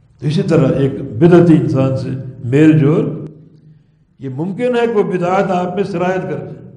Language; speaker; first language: Urdu; native; Urdu